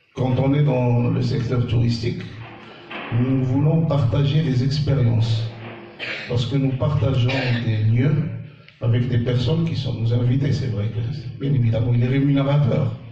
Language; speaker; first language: French; non-native, local second language; Arabic